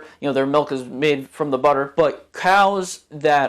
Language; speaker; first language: English; native; English